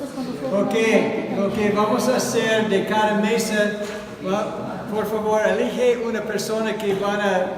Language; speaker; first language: Spanish; non-native, fluent; English